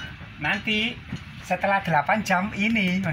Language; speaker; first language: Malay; non-native, local second language; Javanese